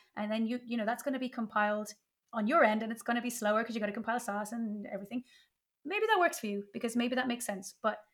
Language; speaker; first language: English; native; English